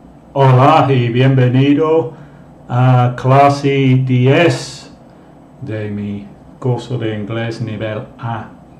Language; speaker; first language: Spanish; non-native, fluent; English